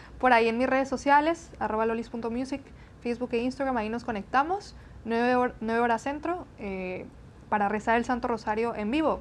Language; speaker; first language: Spanish; native; Spanish